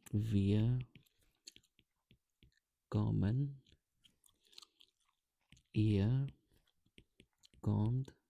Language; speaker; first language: German; non-native, fluent; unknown